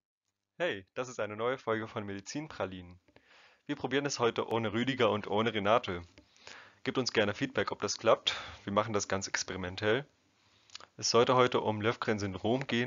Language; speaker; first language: German; non-native, fluent; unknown